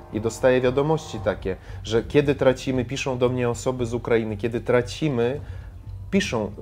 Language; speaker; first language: Polish; non-native, fluent; Ukrainian